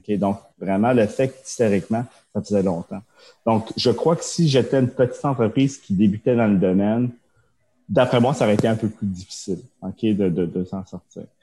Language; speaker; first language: French; early bilingual, other home language; Japanese